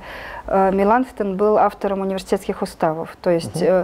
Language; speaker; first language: Russian; native; Russian